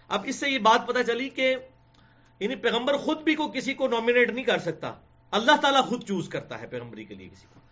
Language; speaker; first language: Urdu; non-native, local second language; Punjabi